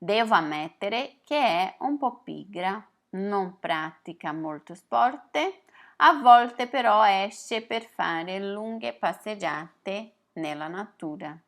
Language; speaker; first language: Italian; non-native, fluent; Portuguese